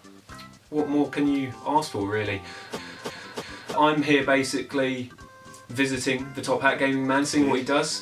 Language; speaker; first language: English; native; English